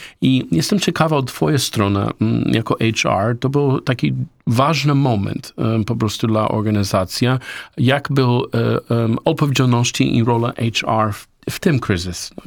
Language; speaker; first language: Polish; non-native, learner; English